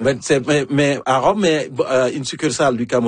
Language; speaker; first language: French; native; French